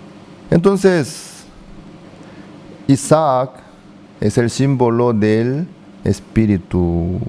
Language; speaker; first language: Spanish; non-native, fluent; Korean